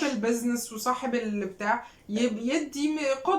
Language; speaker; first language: Arabic; native; Arabic